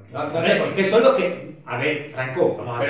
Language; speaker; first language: Spanish; native; Spanish